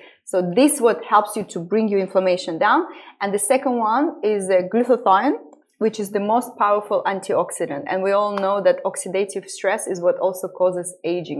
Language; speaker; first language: English; non-native, fluent; Estonian